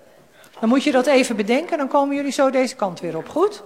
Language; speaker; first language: Dutch; native; Dutch